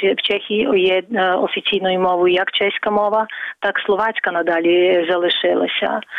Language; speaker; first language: Ukrainian; non-native, fluent; Czech